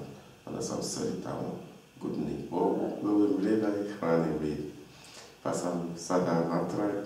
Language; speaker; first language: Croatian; non-native, learner; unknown